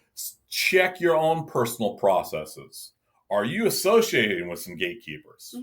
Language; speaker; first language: English; native; English